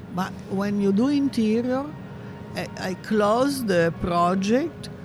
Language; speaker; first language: English; non-native, fluent; Italian